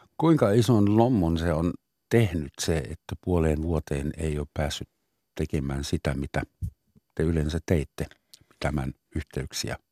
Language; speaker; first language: Finnish; non-native, fluent; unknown